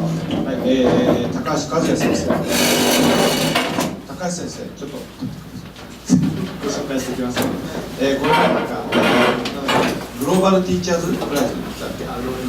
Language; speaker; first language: Japanese; native; Japanese